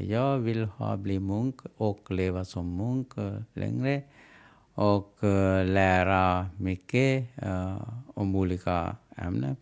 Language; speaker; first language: Swedish; non-native, learner; Sinhala